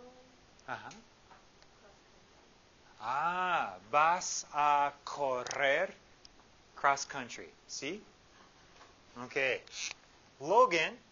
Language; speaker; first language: Spanish; non-native, fluent; English